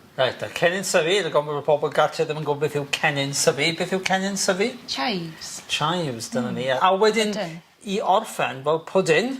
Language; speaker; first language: Welsh; native; Welsh